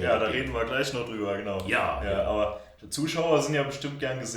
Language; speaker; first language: German; native; German